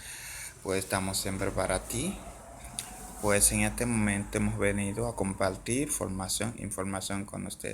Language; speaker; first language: Spanish; non-native, fluent; Haitian Creole